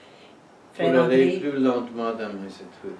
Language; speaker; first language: French; non-native, learner; English